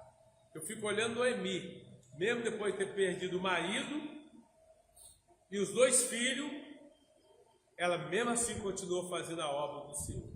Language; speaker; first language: Portuguese; native; Portuguese